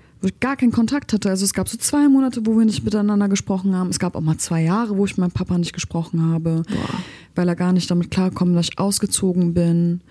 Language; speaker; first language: German; early bilingual, other home language; Turkish